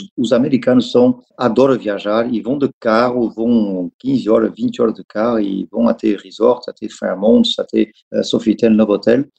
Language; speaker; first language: Portuguese; non-native, fluent; French